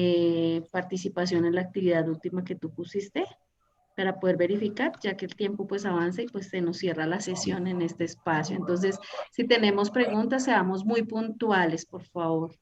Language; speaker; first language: Spanish; native; Spanish